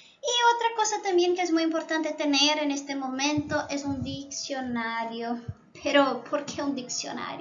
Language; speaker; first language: Spanish; non-native, local second language; Portuguese